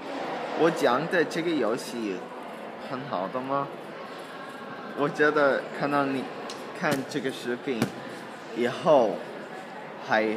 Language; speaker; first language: Chinese; non-native, learner; English